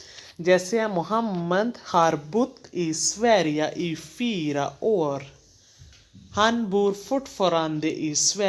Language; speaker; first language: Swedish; non-native, fluent; Hindi